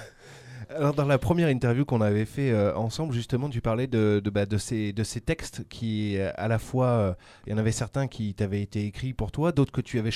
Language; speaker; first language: French; native; French